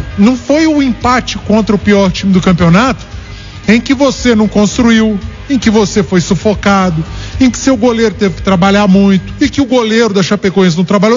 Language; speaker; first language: Portuguese; native; Portuguese